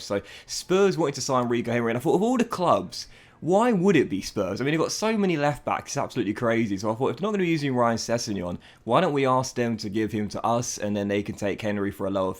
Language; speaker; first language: English; native; English